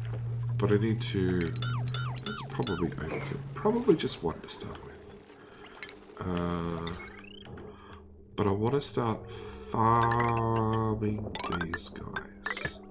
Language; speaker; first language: English; native; English